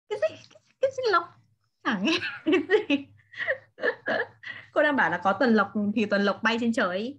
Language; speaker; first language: Vietnamese; native; Vietnamese